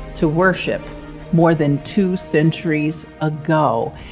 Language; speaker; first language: English; native; English